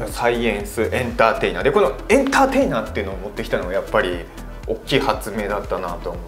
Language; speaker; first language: Japanese; native; Japanese